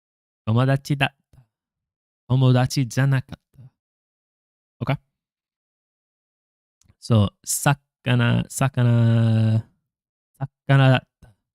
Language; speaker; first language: Japanese; non-native, learner; English